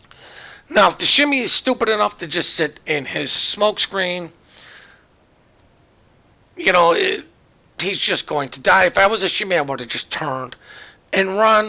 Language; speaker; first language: English; native; English